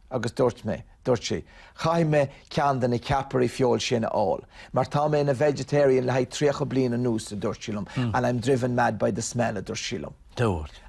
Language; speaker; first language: Irish; non-native, local second language; English